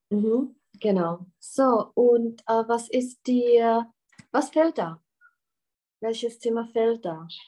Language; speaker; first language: German; non-native, fluent; Czech